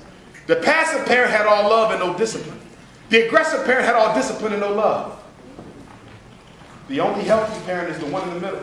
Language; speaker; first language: English; native; English